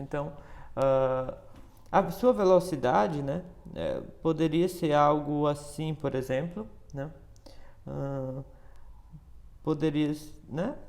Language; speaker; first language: Portuguese; native; Portuguese